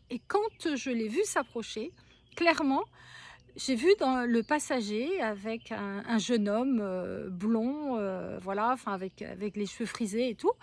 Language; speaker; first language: French; native; French